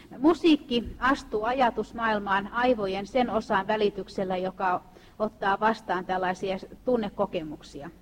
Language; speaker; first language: Finnish; native; Finnish